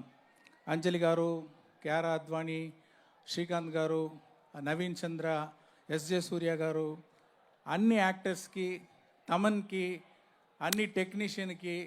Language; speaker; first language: Telugu; non-native, learner; Tamil